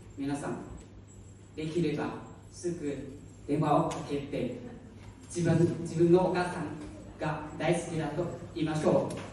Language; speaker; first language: Japanese; non-native, learner; Hmong